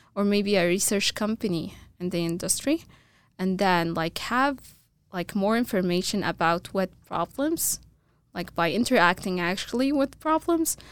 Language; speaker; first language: English; non-native, fluent; Arabic